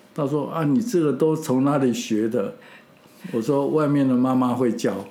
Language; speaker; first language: Chinese; non-native, local second language; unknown